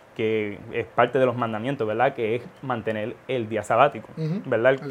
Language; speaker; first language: Spanish; early bilingual, heritage; Spanish